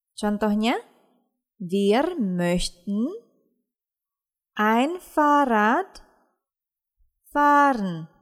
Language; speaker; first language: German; non-native, fluent; Indonesian